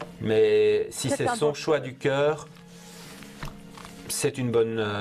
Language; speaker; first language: French; native; French